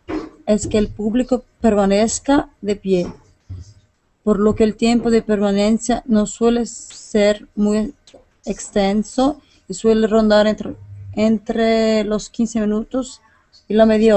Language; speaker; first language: Spanish; non-native, learner; Portuguese